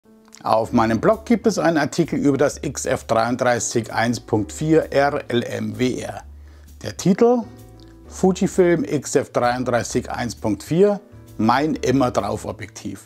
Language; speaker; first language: German; native; German